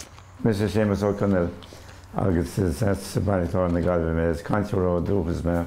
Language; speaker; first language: Irish; native; Irish